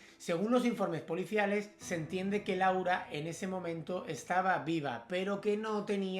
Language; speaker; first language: Spanish; native; Spanish